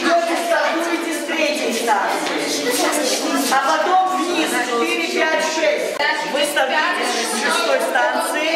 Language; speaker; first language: Russian; native; Russian